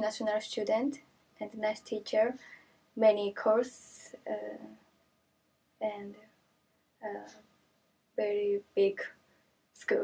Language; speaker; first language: English; non-native, learner; Japanese